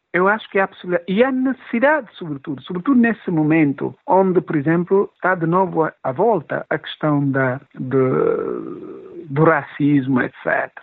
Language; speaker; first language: Portuguese; non-native, local second language; Upper Guinea Crioulo